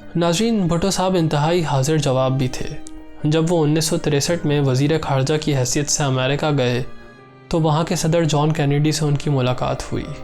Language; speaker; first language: Urdu; native; Urdu